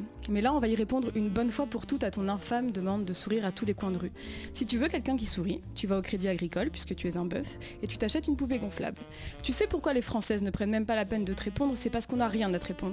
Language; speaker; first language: French; native; French